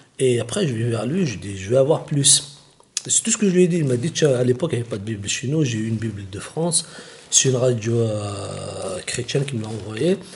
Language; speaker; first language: French; non-native, local second language; Kabyle